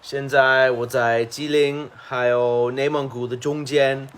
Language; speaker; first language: Chinese; non-native, learner; English